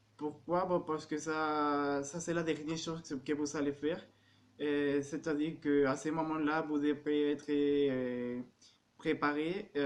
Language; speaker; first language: French; non-native, fluent; Spanish